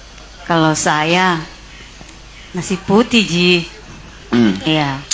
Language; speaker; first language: Indonesian; non-native, local second language; Buginese